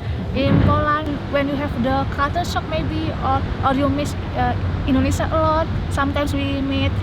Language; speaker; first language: English; non-native, learner; Indonesian